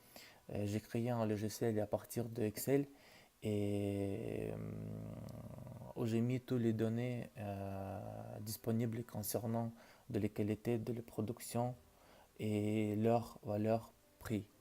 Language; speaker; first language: French; non-native, learner; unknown